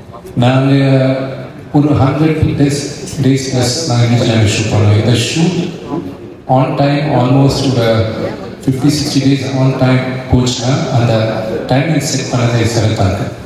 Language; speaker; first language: Tamil; non-native, local second language; Telugu